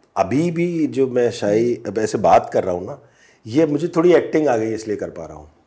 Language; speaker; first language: Hindi; native; Hindi